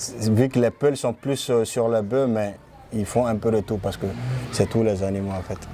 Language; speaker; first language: French; non-native, local second language; Fula